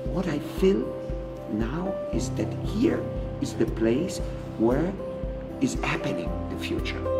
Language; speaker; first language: English; non-native, fluent; Italian